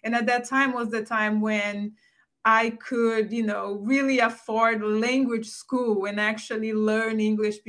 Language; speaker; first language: English; non-native, fluent; Portuguese